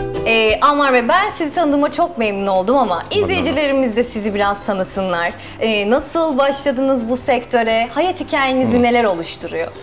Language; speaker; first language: Turkish; native; Turkish